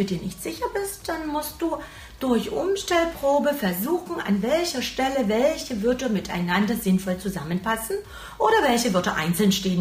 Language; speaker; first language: German; native; German